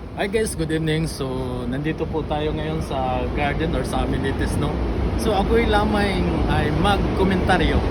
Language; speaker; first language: Filipino; non-native, local second language; Cebuano